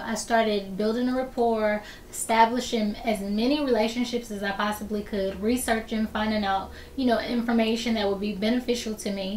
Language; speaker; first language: English; native; English